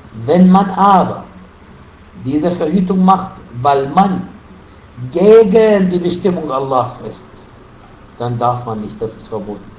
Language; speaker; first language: German; non-native, fluent; Arabic